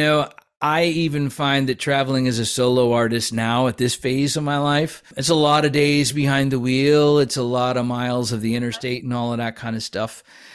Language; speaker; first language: English; native; English